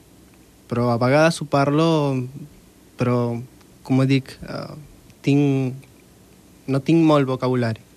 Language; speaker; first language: Catalan; non-native, learner; Spanish